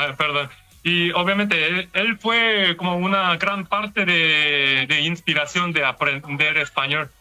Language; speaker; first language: Spanish; non-native, learner; Korean